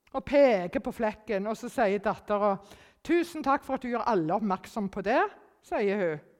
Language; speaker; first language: Norwegian; early bilingual, other home language; German